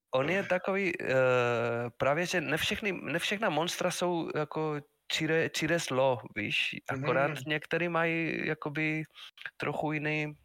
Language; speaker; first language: Czech; non-native, fluent; Spanish